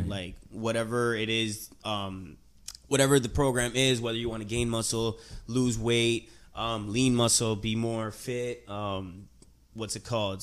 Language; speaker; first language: English; early bilingual, other home language; Spanish